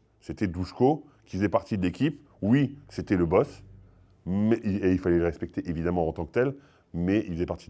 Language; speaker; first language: French; native; French